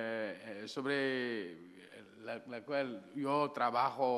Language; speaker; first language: Spanish; non-native, learner; Wolof